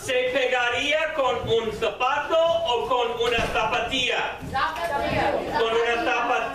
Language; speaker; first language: Spanish; non-native, fluent; English